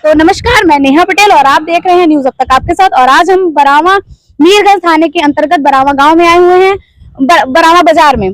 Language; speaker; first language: Hindi; native; Hindi